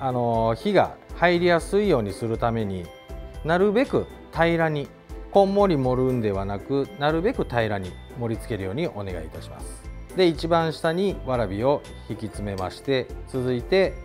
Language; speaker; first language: Japanese; native; Japanese